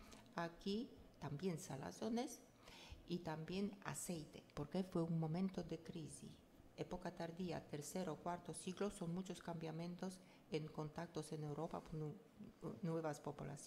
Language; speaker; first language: Spanish; non-native, fluent; Polish